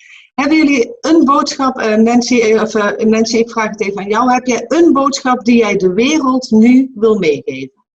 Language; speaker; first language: Dutch; native; Dutch